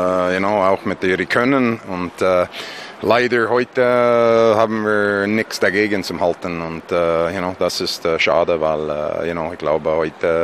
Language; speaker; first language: German; non-native, fluent; English